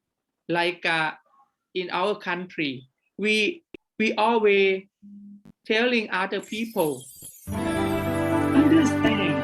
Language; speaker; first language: English; non-native, fluent; Thai